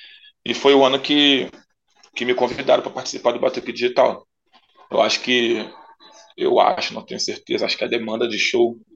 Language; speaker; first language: Portuguese; native; Portuguese